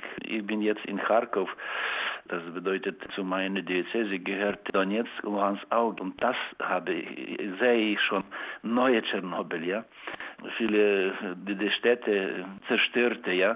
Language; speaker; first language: German; non-native, learner; Ukrainian